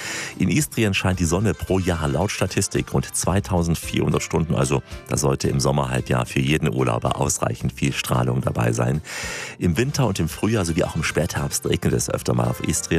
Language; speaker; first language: German; native; German